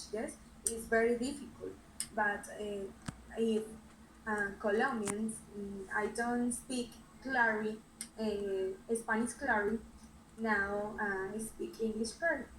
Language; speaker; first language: English; non-native, learner; Spanish